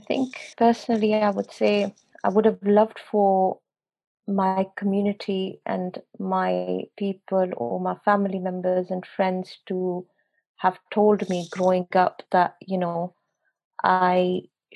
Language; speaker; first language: English; non-native, local second language; Urdu